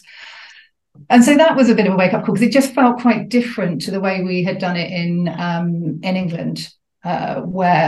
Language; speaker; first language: English; native; English